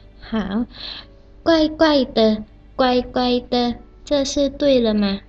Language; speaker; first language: Chinese; early bilingual, heritage; Chinese